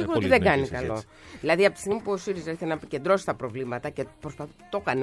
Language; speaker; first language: Greek; native; Greek